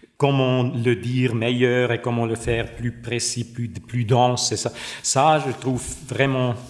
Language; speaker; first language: French; non-native, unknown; German